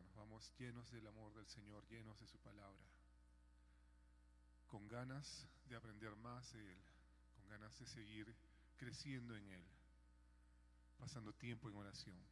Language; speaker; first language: Spanish; native; Spanish